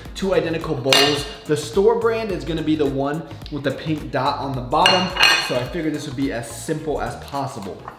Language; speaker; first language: English; native; English